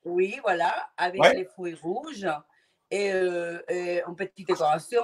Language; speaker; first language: French; non-native, fluent; Spanish